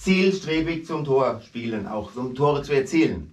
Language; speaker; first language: German; native; German